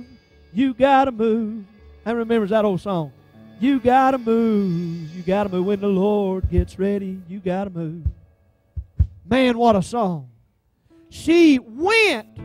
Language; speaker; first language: English; native; English